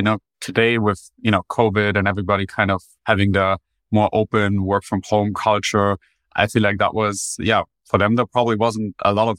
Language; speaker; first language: English; non-native, fluent; German